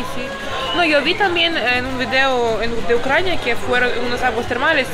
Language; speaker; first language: Spanish; non-native, learner; Ukrainian